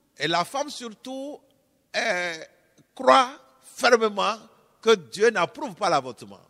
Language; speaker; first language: French; non-native, local second language; Fon